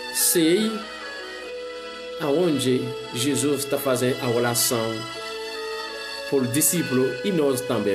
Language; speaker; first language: Portuguese; non-native, learner; Haitian Creole